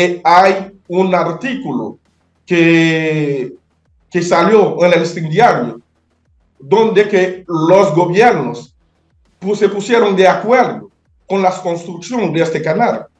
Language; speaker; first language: Spanish; non-native, fluent; Haitian Creole